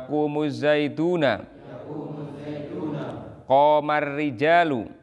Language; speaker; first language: Arabic; non-native, fluent; Indonesian